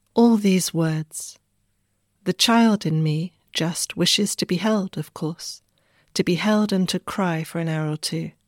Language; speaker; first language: English; native; English